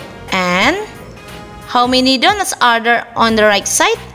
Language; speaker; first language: English; non-native, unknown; Indonesian